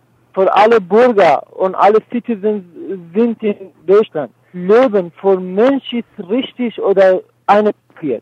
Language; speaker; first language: German; non-native, learner; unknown